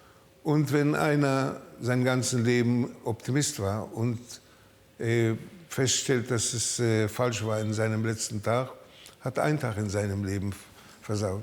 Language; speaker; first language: German; early bilingual, heritage; German